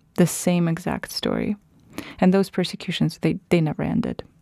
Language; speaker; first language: English; non-native, fluent; Russian